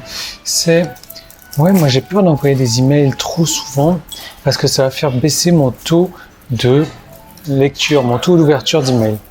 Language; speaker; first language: French; native; French